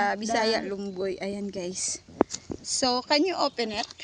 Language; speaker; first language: Filipino; non-native, local second language; Cebuano